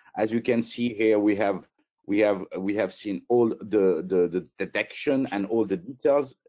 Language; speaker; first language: English; non-native, fluent; Italian